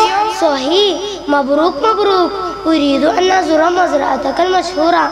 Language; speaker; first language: Arabic; non-native, learner; Malayalam